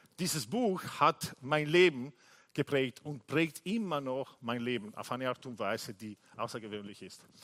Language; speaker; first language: German; non-native, fluent; English